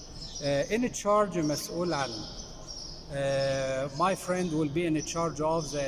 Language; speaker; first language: English; non-native, fluent; Arabic